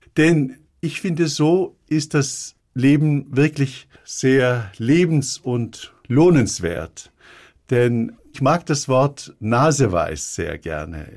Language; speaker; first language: German; early bilingual, other home language; Turkish